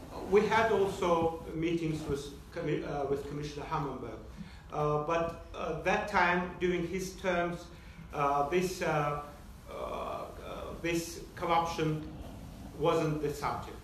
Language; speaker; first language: English; non-native, fluent; Azerbaijani